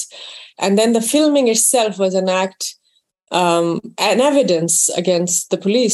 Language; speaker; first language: English; non-native, local second language; Urdu